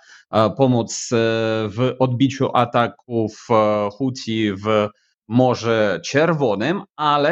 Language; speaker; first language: Polish; non-native, fluent; Ukrainian